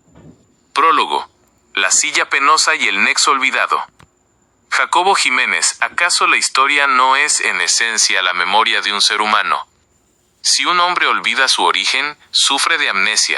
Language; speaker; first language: Spanish; native; Spanish